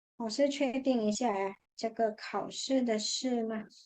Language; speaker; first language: Chinese; non-native, fluent; Indonesian